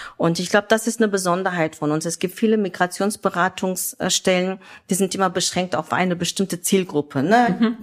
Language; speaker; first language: German; early bilingual, other home language; Kurdish